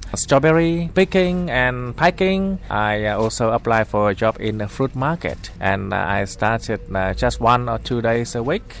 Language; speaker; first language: English; non-native, fluent; Vietnamese